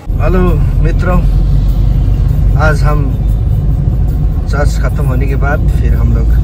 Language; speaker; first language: Hindi; non-native, local second language; Nepali